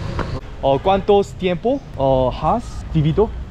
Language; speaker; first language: Spanish; non-native, learner; Korean